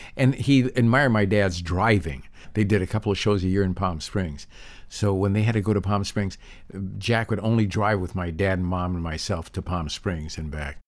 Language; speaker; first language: English; native; English